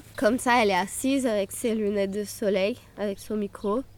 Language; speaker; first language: French; non-native, fluent; Portuguese